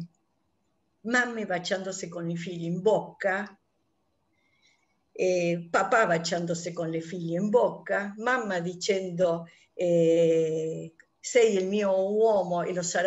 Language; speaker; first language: Italian; non-native, fluent; Spanish